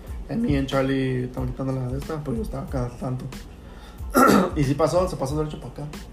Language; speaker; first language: Spanish; early bilingual, heritage; Spanish